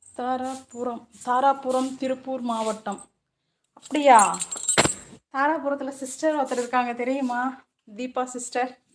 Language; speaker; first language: Tamil; native; Tamil